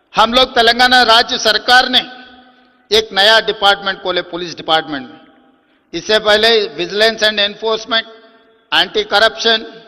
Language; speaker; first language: Hindi; non-native, local second language; Telugu